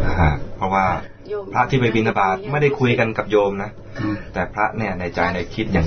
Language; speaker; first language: Thai; native; Thai